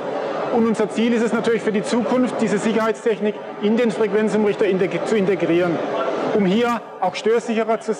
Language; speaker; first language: German; native; German